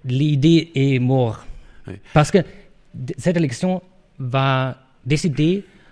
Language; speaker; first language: French; non-native, fluent; German